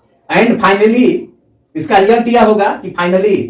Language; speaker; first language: Hindi; native; Hindi